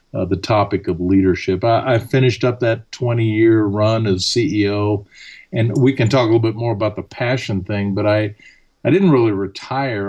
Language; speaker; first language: English; early bilingual, other home language; German